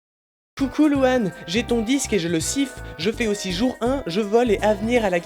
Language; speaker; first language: French; native; French